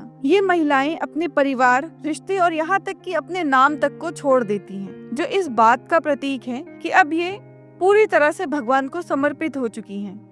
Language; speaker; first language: Hindi; native; Hindi